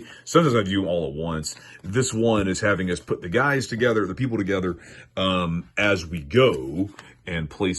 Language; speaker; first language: English; native; English